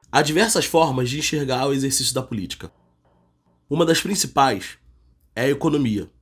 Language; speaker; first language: Portuguese; native; Portuguese